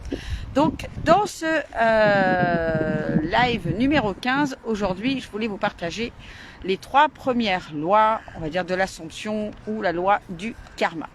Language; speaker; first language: French; native; French